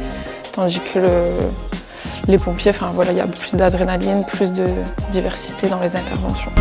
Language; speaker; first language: French; native; French